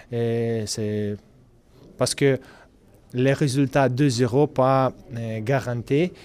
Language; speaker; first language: French; non-native, learner; Russian